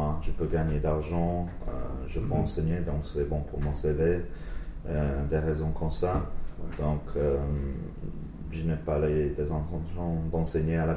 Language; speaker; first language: French; non-native, learner; English